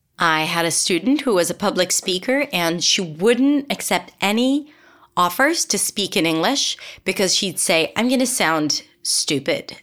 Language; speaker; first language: English; non-native, fluent; Hebrew